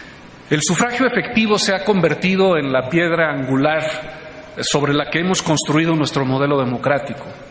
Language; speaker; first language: Spanish; native; Spanish